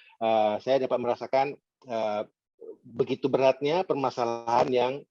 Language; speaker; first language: Indonesian; native; Indonesian